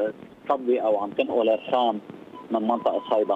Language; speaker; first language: Arabic; native; Arabic